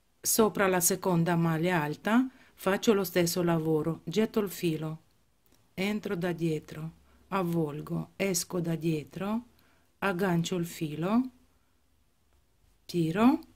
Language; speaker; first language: Italian; non-native, fluent; Ukrainian